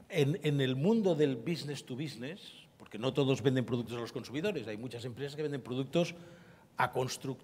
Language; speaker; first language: Spanish; native; Spanish